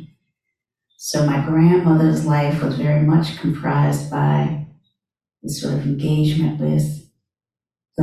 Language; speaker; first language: English; native; English